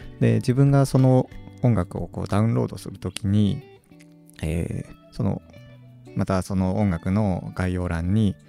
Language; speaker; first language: Japanese; native; Japanese